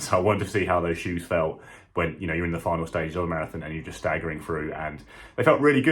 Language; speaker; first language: English; native; English